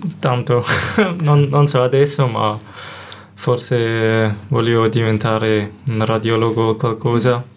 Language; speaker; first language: Italian; non-native, learner; German